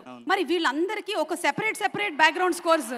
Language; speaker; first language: Telugu; native; Telugu